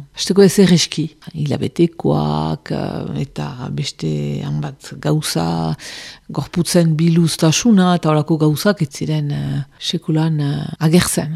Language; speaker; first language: Basque; native; Basque